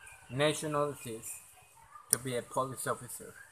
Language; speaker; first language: English; non-native, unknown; Turkish